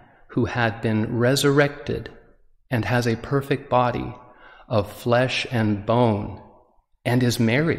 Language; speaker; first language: English; native; English